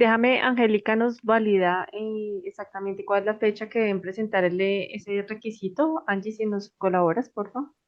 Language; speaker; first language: Spanish; native; Spanish